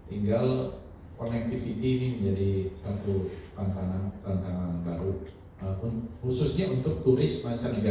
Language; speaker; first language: Indonesian; native; Indonesian